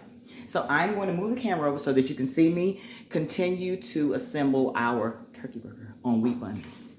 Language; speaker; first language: English; native; English